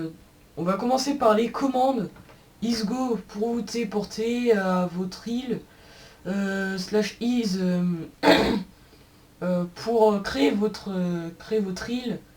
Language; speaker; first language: French; native; French